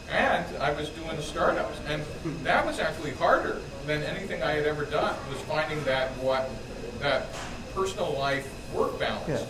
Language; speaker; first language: English; native; English